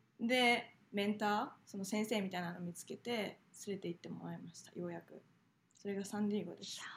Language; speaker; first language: Japanese; native; Japanese